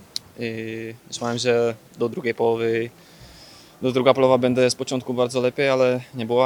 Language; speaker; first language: Polish; non-native, fluent; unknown